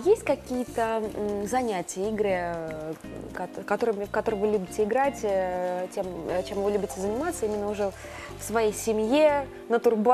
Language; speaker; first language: Russian; native; Russian